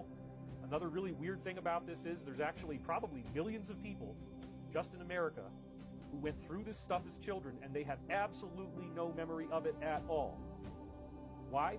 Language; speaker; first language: English; native; English